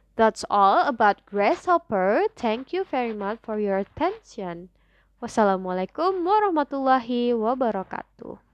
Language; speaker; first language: English; non-native, fluent; Indonesian